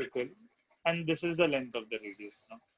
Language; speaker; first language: English; non-native, local second language; Hindi